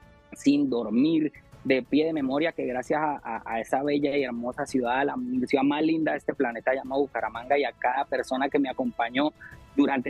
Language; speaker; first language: Spanish; native; Spanish